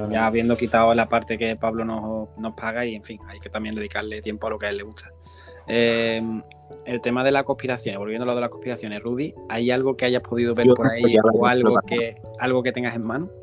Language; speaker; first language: Spanish; native; Spanish